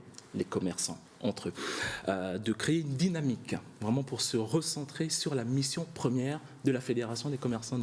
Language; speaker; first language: French; native; French